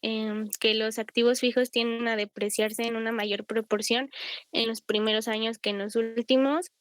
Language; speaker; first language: Spanish; native; Spanish